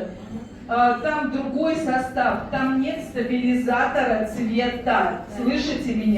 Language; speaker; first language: Russian; native; Russian